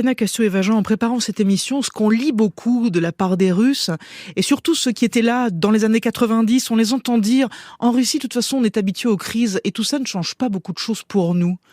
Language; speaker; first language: French; native; French